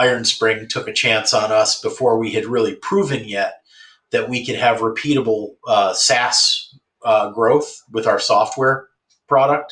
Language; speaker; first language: English; native; English